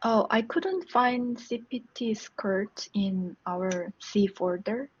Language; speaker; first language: English; non-native, learner; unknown